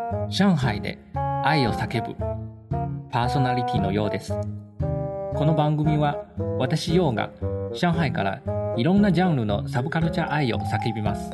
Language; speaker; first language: Japanese; native; Japanese